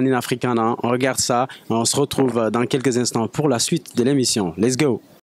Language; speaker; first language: French; non-native, local second language; Wolof